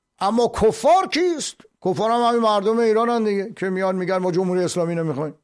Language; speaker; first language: Persian; native; Persian